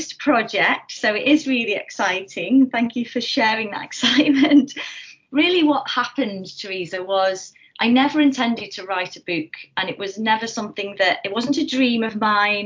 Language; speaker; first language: English; native; English